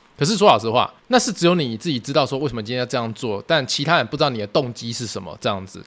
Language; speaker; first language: Chinese; native; Chinese